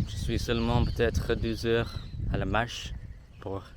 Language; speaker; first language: French; non-native, learner; English